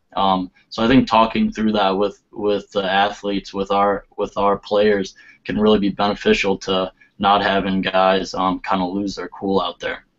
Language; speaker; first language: English; native; English